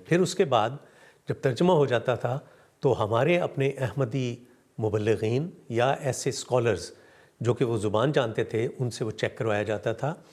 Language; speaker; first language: Urdu; native; Urdu